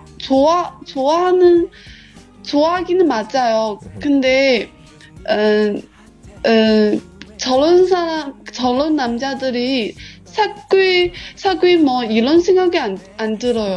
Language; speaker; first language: Korean; non-native, learner; Chinese